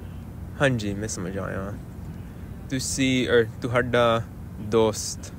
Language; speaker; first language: Punjabi; non-native, learner; English